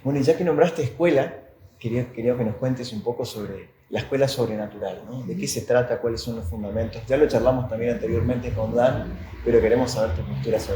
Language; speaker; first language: Spanish; native; Spanish